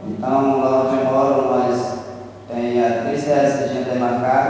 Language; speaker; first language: Portuguese; non-native, local second language; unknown